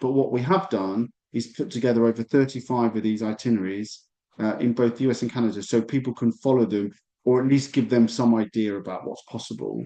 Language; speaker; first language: English; native; English